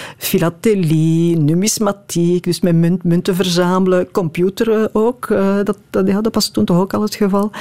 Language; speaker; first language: Dutch; native; Dutch